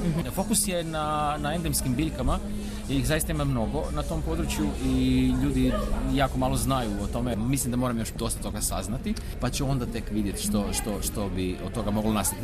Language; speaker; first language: Croatian; native; Croatian